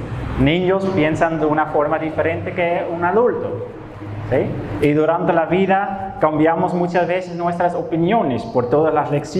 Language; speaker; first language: Spanish; non-native, fluent; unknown